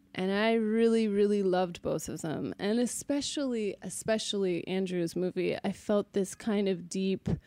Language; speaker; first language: English; native; English